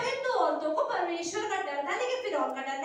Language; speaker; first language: Hindi; native; Hindi